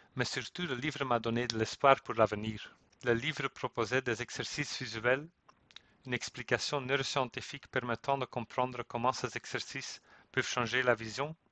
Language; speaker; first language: French; non-native, fluent; Dutch